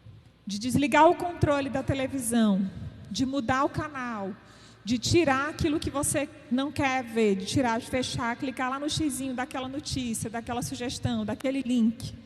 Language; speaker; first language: Portuguese; native; Portuguese